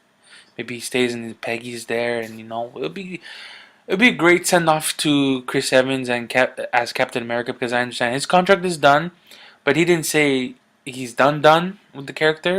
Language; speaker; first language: English; native; English